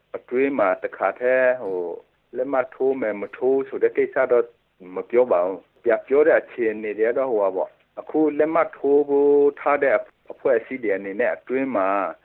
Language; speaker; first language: Burmese; non-native, local second language; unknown